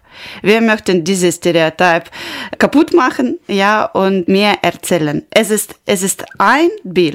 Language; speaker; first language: German; non-native, learner; Ukrainian